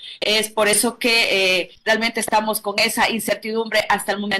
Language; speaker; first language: Spanish; native; Spanish